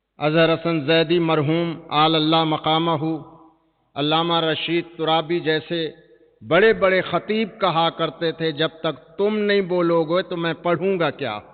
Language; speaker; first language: Urdu; non-native, local second language; Punjabi